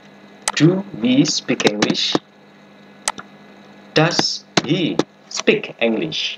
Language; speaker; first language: English; non-native, learner; Indonesian